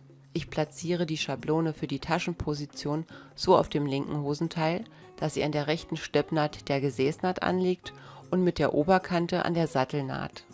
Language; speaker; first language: German; native; German